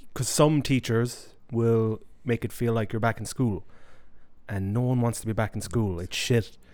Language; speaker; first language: English; native; English